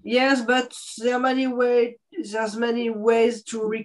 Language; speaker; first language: English; non-native, fluent; French